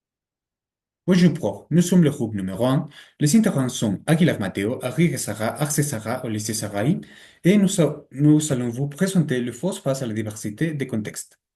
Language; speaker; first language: French; non-native, learner; Spanish